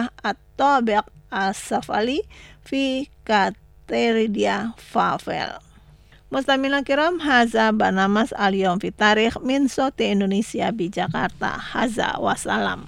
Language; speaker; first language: Arabic; non-native, learner; Indonesian